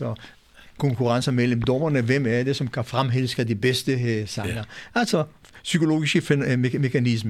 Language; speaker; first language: Danish; non-native, fluent; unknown